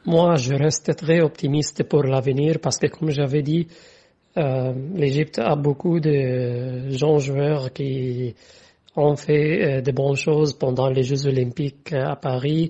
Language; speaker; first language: French; non-native, fluent; Arabic